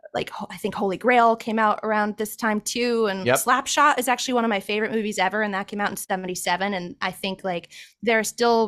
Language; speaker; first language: English; native; English